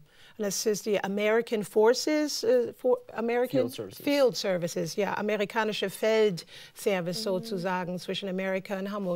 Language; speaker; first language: German; non-native, fluent; English